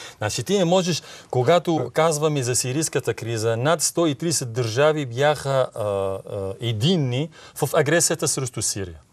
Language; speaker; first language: Bulgarian; non-native, fluent; Arabic